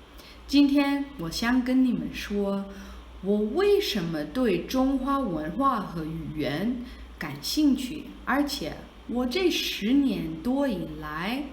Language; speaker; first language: Chinese; non-native, fluent; English